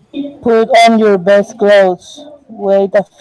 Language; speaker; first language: English; non-native, learner; Spanish